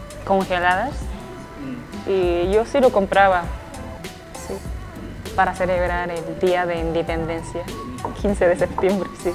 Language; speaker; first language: Spanish; non-native, fluent; Japanese